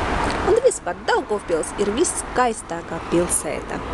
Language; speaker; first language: Latvian; non-native, local second language; Russian